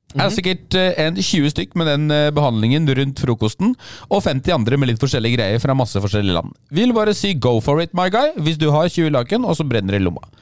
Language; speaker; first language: Norwegian; early bilingual, other home language; Polish